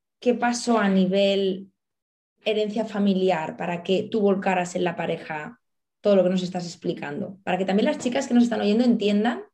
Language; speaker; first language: Spanish; native; Spanish